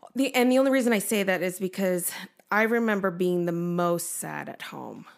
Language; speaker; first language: English; native; English